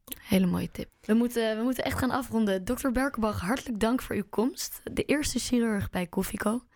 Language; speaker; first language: Dutch; native; Dutch